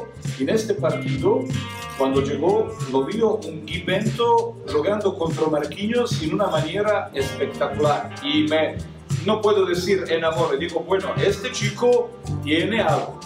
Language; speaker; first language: Spanish; non-native, fluent; Croatian